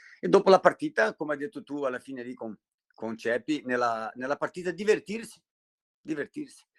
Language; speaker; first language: Italian; non-native, fluent; Portuguese